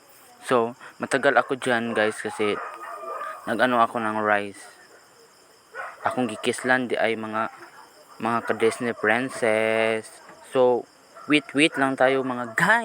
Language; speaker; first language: Filipino; non-native, local second language; Cebuano